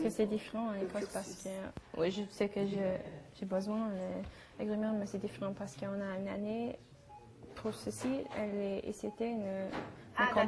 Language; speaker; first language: French; non-native, fluent; English